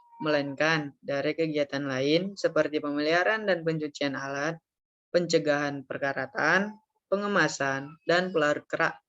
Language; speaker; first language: Indonesian; native; Indonesian